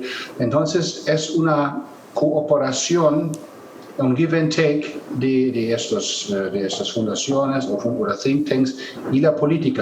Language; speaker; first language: Spanish; non-native, fluent; German